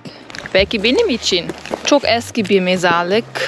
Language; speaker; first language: Turkish; non-native, learner; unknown